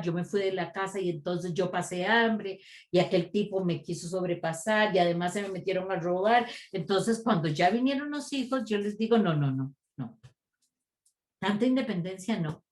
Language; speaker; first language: Spanish; native; Spanish